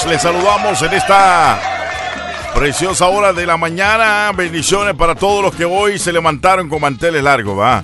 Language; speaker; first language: Spanish; native; Spanish